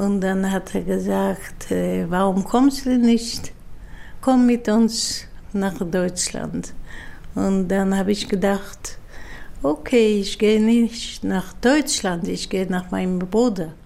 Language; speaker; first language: German; non-native, fluent; Dutch